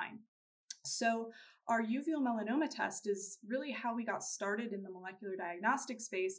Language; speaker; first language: English; native; English